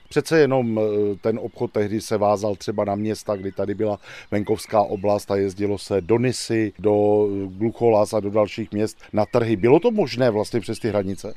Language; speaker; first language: Czech; native; Czech